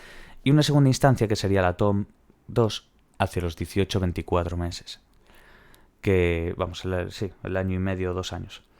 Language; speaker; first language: Spanish; native; Spanish